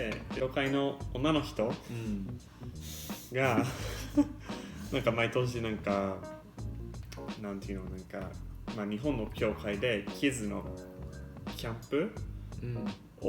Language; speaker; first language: Japanese; non-native, fluent; English